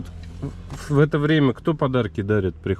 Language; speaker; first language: Russian; native; Russian